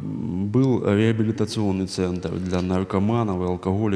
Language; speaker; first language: Polish; non-native, learner; Russian